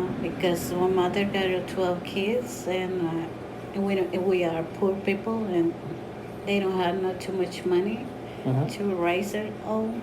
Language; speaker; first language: English; non-native, learner; Spanish